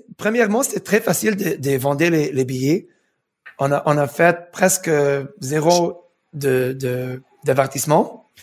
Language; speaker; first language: French; early bilingual, heritage; French